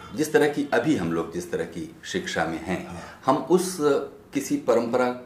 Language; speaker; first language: Hindi; native; Hindi